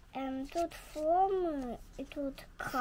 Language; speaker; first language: Russian; early bilingual, heritage; Russian